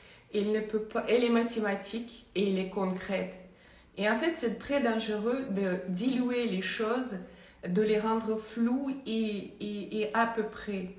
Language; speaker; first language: French; non-native, fluent; Russian